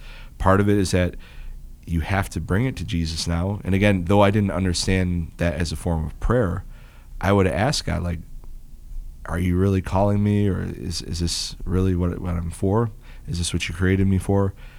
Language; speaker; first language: English; native; English